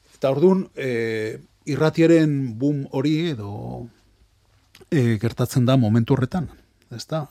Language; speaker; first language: Basque; non-native, local second language; Spanish